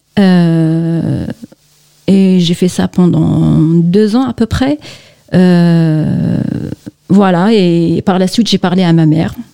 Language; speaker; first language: French; non-native, local second language; Kabyle